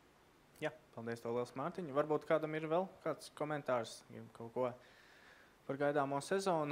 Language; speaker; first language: Latvian; native; Latvian